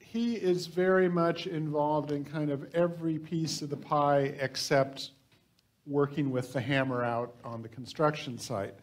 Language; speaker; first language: English; native; English